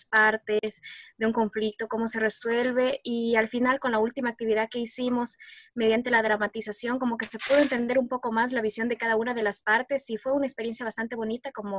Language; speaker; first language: Spanish; native; Spanish